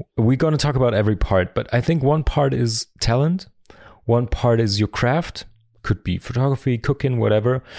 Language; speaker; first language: English; non-native, fluent; German